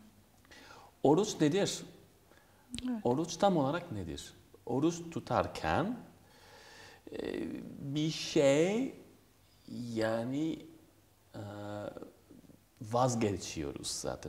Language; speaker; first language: Turkish; non-native, fluent; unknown